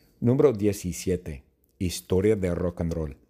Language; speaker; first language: Spanish; non-native, fluent; English